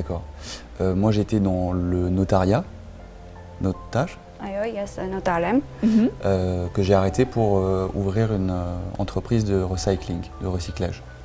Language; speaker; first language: French; native; French